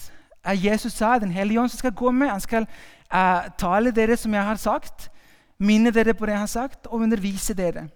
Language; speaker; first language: Norwegian; non-native, fluent; Spanish